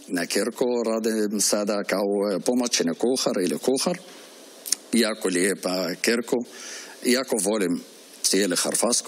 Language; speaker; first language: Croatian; non-native, learner; Arabic